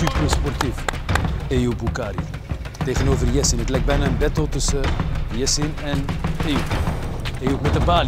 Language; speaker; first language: Dutch; native; Dutch